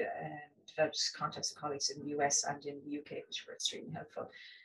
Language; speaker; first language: English; native; English